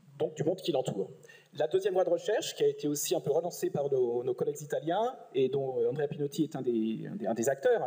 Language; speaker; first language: French; native; French